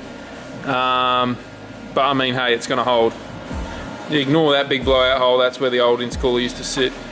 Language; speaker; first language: English; native; English